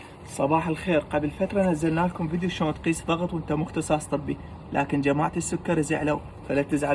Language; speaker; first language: Arabic; native; Arabic